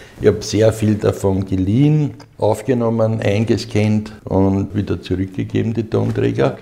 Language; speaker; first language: German; native; German